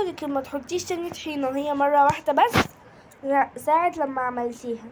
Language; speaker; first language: Arabic; native; Arabic